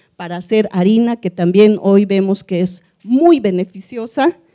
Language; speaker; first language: Spanish; native; Spanish